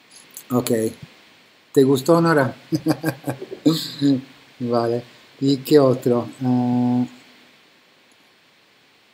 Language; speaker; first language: Spanish; non-native, fluent; Italian